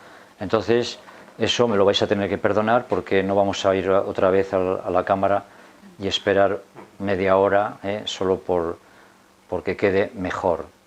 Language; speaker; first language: Spanish; native; Spanish